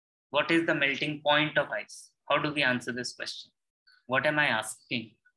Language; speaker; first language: English; non-native, local second language; Hindi